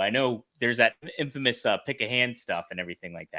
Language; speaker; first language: English; native; English